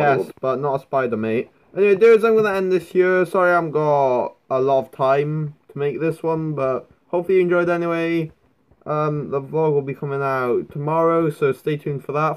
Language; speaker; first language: English; native; English